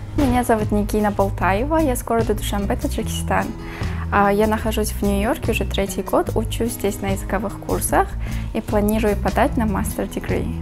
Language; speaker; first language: Russian; non-native, local second language; Tajik